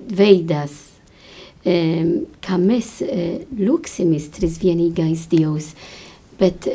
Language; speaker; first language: Latvian; non-native, fluent; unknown